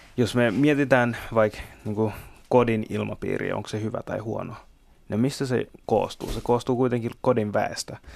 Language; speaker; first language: Finnish; early bilingual, other home language; Bangla